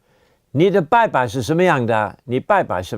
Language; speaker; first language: Chinese; non-native, fluent; English